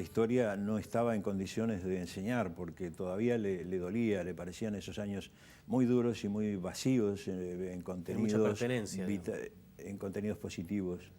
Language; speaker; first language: Spanish; native; Spanish